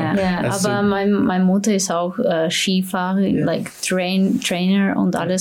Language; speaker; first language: German; non-native, learner; Slovenian